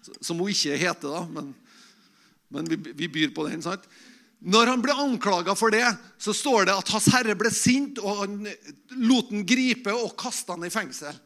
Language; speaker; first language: Norwegian; native; Norwegian